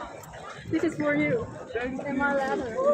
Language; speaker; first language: English; non-native, learner; Chinese